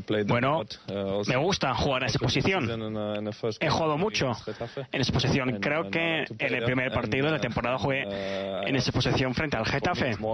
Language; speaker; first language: Spanish; non-native, fluent; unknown